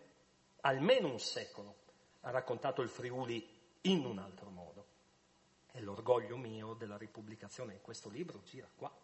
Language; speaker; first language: Italian; native; Italian